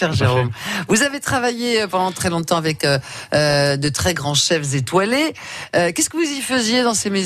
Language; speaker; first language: French; native; French